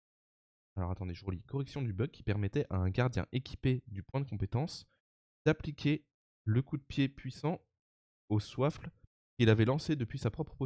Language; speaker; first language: French; native; French